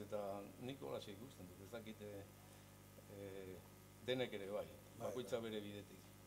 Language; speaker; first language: Basque; native; Basque